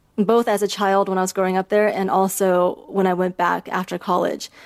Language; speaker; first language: English; early bilingual, other home language; Chinese